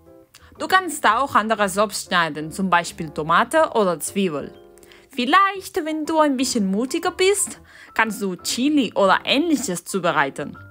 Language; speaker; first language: German; non-native, learner; Spanish